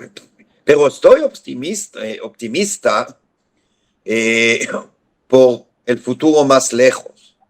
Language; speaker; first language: Spanish; non-native, fluent; Hebrew